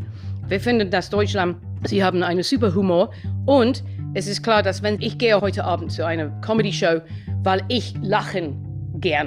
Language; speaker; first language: German; non-native, fluent; English